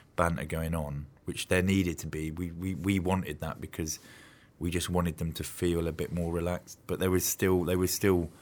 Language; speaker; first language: English; native; English